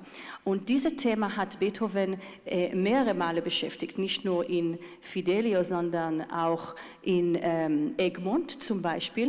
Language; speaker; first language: German; non-native, fluent; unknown